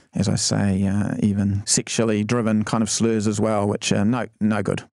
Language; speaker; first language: English; native; English